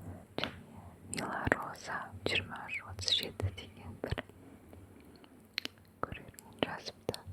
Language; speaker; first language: Kazakh; non-native, local second language; Russian